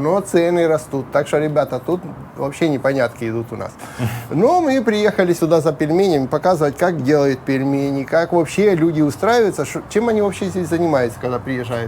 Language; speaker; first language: Russian; native; Russian